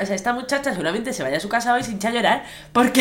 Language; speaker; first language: Spanish; native; Spanish